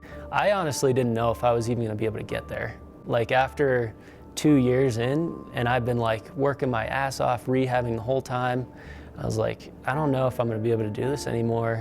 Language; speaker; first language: English; native; English